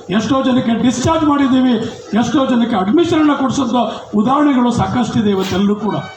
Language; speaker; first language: Kannada; native; Kannada